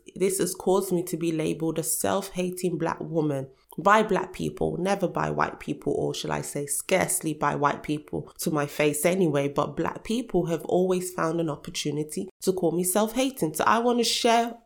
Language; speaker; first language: English; early bilingual, other home language; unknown